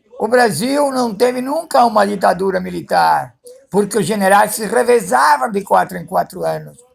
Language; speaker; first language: Portuguese; early bilingual, other home language; Spanish